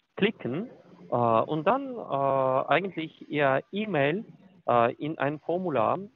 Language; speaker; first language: German; non-native, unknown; Russian